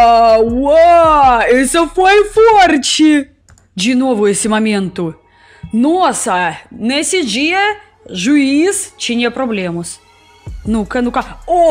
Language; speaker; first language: Portuguese; non-native, learner; Russian